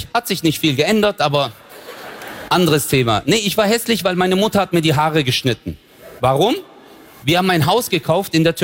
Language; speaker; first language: German; early bilingual, other home language; Turkish